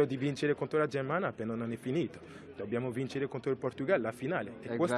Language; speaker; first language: Italian; non-native, fluent; French